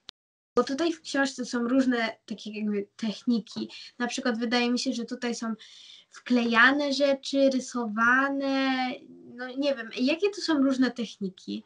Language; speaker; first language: Polish; early bilingual, heritage; German